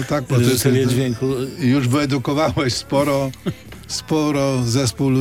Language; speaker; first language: Polish; native; Polish